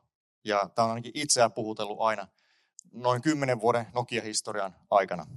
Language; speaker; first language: Finnish; native; Finnish